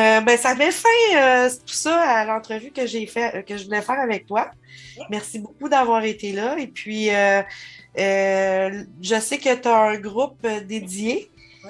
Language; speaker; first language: French; native; French